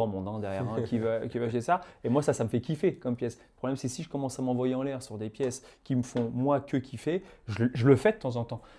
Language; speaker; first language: French; native; French